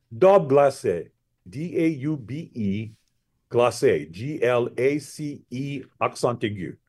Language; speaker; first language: English; early bilingual, other home language; French